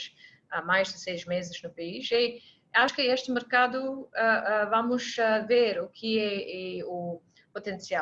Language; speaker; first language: Portuguese; non-native, fluent; English